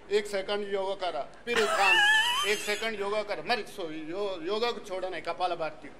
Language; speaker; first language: Hindi; non-native, local second language; Telugu